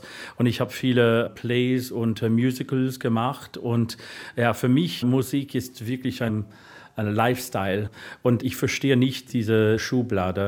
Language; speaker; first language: German; non-native, fluent; English